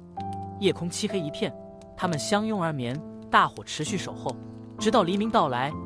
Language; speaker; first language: Chinese; native; Chinese